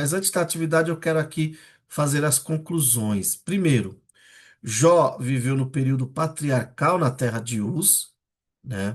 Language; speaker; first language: Portuguese; native; Portuguese